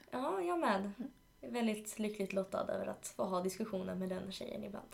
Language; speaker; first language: Swedish; early bilingual, other home language; Spanish